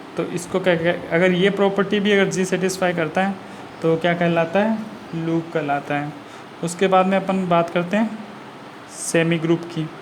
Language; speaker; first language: Hindi; native; Hindi